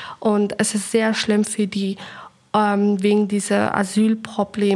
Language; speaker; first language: German; non-native, learner; Persian